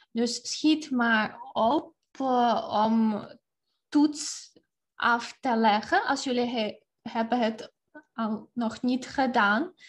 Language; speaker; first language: Dutch; non-native, fluent; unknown